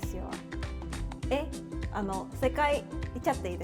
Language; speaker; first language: Japanese; non-native, fluent; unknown